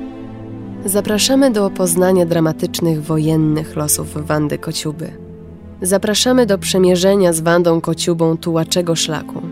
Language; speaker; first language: Polish; native; Polish